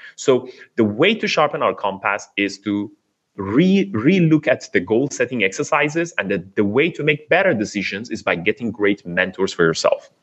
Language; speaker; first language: English; non-native, fluent; Persian